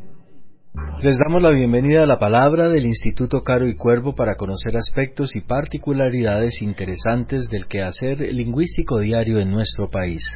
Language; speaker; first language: Spanish; native; Spanish